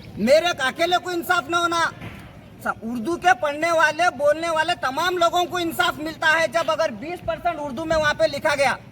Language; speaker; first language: Hindi; non-native, local second language; Urdu